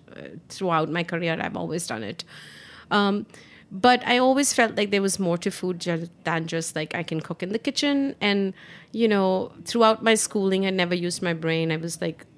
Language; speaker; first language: English; non-native, local second language; Hindi